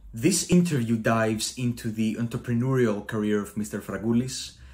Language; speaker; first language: English; non-native, fluent; Greek